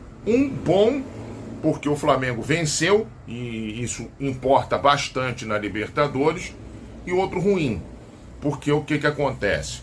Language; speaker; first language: Portuguese; native; Portuguese